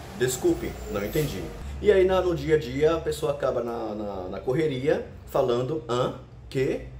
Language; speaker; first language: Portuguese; native; Portuguese